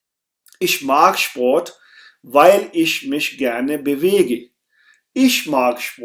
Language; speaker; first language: German; non-native, fluent; Urdu